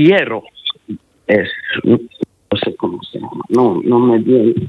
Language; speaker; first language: Spanish; non-native, learner; Italian